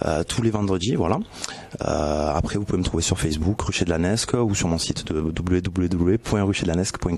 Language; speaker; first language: French; native; French